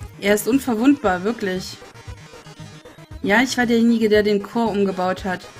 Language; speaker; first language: German; native; German